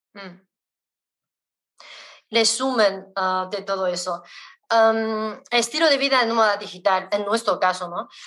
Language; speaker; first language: Spanish; non-native, fluent; Chinese